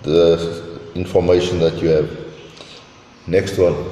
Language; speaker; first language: English; non-native, local second language; Afrikaans